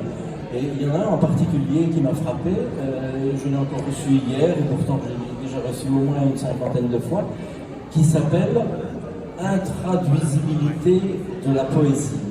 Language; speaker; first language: French; native; French